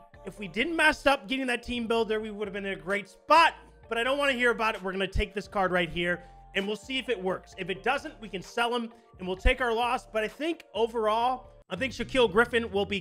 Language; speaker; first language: English; native; English